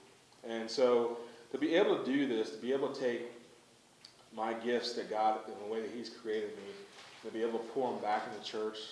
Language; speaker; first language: English; native; English